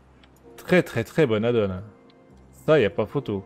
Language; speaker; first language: French; native; French